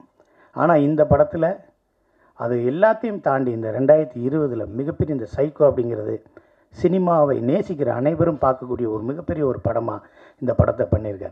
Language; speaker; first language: Tamil; native; Tamil